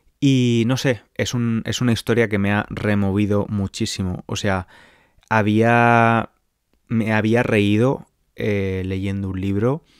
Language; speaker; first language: Spanish; native; Spanish